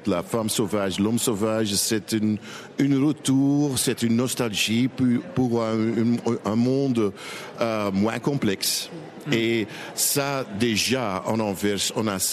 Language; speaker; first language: French; non-native, local second language; Dutch